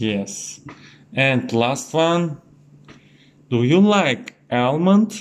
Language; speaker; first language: English; non-native, learner; Turkish